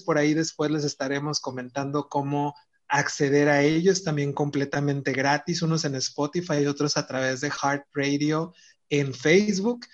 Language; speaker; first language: Spanish; native; Spanish